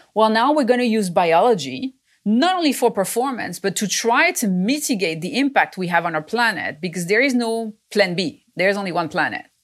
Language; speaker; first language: English; non-native, fluent; French